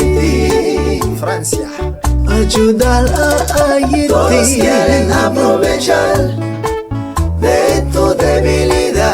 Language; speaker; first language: Spanish; non-native, learner; Haitian Creole